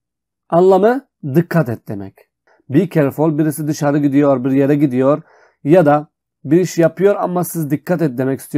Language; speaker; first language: Turkish; non-native, fluent; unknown